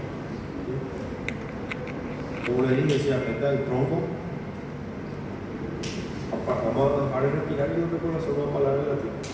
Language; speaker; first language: Spanish; native; Spanish